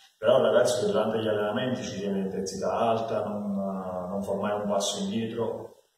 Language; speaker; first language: Italian; native; Italian